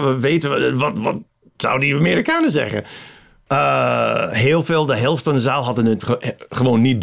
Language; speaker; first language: Dutch; non-native, fluent; English